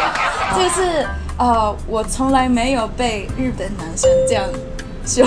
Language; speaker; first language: Chinese; non-native, fluent; Japanese